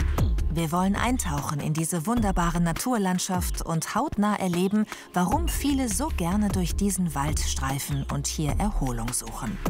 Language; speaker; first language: German; native; German